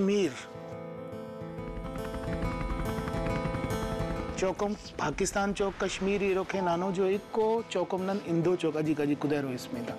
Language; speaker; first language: Korean; non-native, fluent; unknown